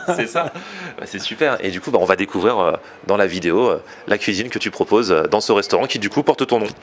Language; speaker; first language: French; native; French